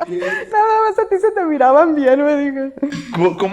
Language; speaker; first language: Spanish; native; Spanish